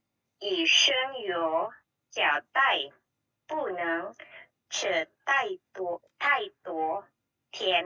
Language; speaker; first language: Chinese; non-native, learner; Indonesian